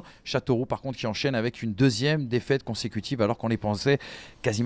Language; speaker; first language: French; native; French